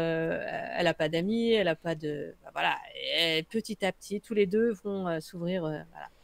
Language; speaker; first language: French; native; French